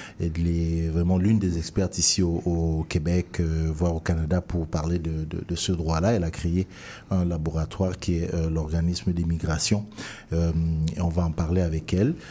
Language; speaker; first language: French; native; French